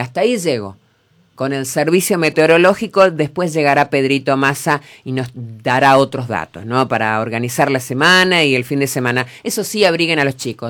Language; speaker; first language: Spanish; native; Spanish